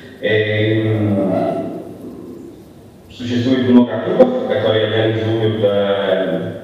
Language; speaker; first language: Russian; non-native, learner; Italian